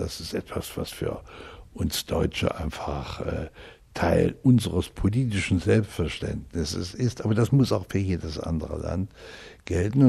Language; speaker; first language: German; native; German